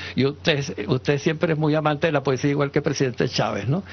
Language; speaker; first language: Spanish; native; Spanish